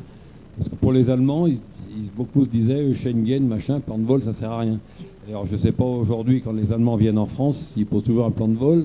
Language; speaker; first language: French; native; French